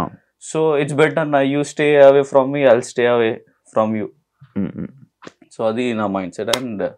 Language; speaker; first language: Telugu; non-native, local second language; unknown